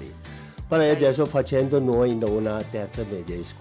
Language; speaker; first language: Italian; non-native, learner; Nepali